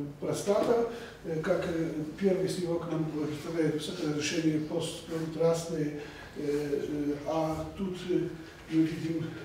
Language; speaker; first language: Russian; non-native, fluent; Polish